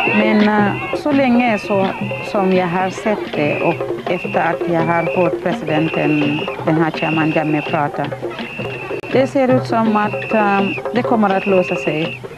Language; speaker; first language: Swedish; non-native, fluent; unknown